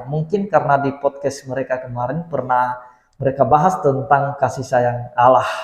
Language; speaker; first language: Indonesian; native; Indonesian